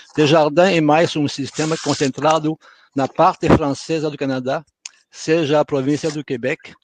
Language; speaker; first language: Portuguese; non-native, fluent; French